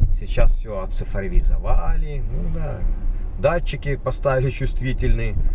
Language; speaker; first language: Russian; native; Russian